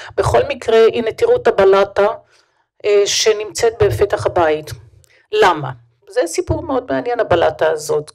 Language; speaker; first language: Hebrew; native; Hebrew